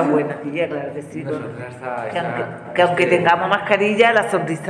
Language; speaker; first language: Spanish; native; Spanish